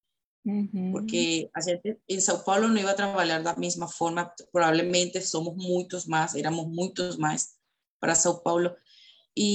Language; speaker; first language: Portuguese; non-native, fluent; Spanish